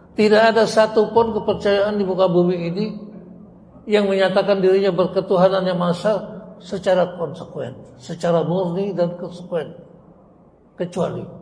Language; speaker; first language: Indonesian; native; Indonesian